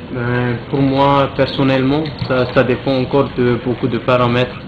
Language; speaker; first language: French; non-native, local second language; Malagasy